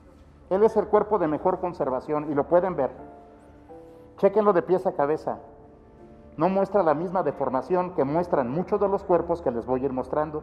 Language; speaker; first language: Spanish; native; Spanish